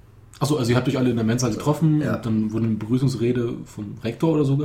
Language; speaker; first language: German; native; German